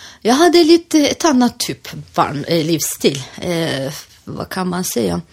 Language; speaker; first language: Swedish; non-native, fluent; Turkish